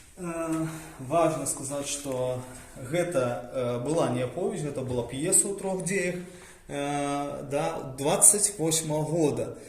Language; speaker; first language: Belarusian; native; Belarusian